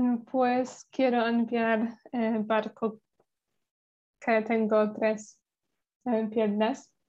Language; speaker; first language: Spanish; non-native, learner; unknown